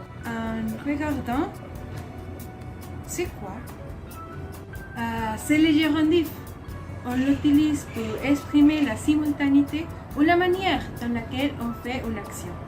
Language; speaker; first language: French; non-native, learner; Spanish